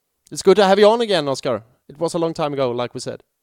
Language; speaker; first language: English; non-native, fluent; Swedish